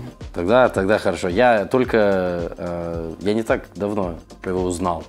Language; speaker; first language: Russian; early bilingual, heritage; Russian